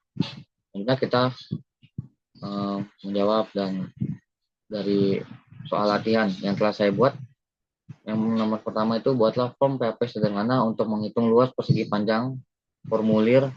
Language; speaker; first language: Indonesian; native; Indonesian